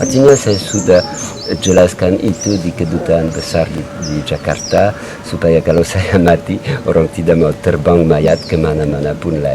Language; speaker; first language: Indonesian; non-native, learner; French